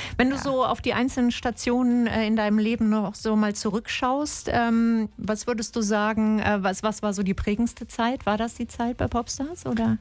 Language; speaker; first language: German; native; German